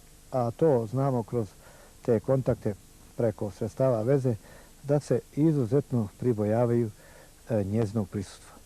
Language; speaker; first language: Bosnian; native; Bosnian